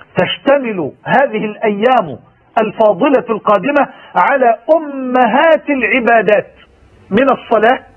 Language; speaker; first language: Arabic; native; Arabic